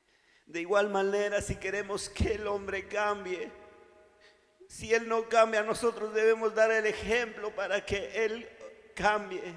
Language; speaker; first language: Spanish; native; Spanish